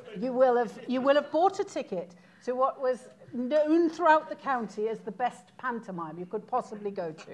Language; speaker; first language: English; native; English